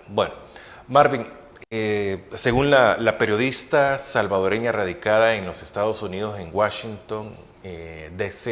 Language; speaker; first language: Spanish; native; Spanish